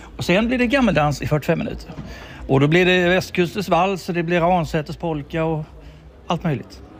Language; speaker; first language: Swedish; native; Swedish